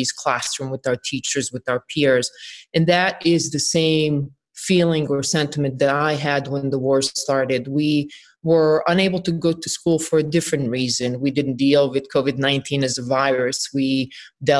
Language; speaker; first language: English; non-native, fluent; Bosnian